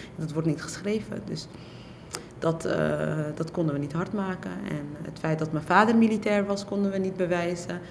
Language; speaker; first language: Dutch; early bilingual, other home language; Somali